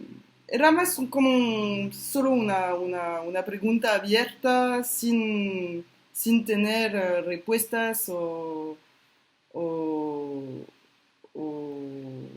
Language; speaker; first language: Spanish; non-native, fluent; French